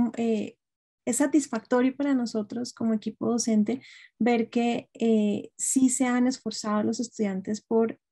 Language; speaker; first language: Spanish; native; Spanish